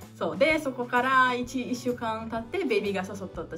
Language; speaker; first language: Japanese; non-native, learner; Portuguese